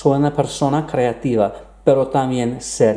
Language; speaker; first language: Spanish; non-native, fluent; English